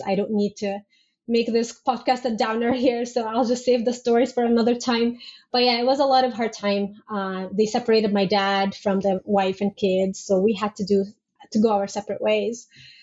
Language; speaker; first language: English; non-native, fluent; Arabic